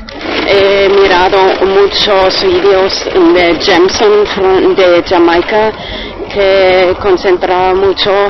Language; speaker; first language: Spanish; non-native, fluent; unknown